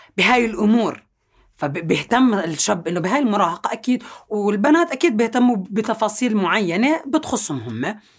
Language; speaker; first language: Arabic; native; Arabic